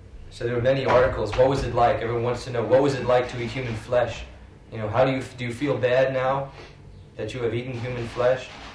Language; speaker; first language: English; native; English